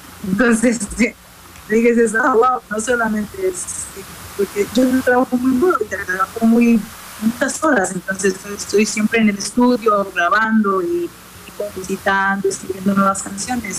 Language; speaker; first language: Spanish; non-native, fluent; Hebrew